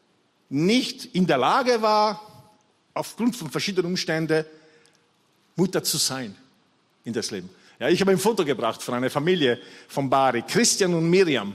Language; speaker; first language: German; non-native, fluent; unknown